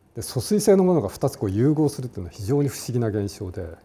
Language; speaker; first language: Japanese; native; Japanese